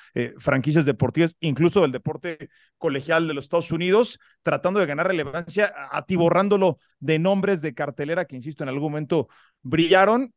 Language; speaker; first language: Spanish; native; Spanish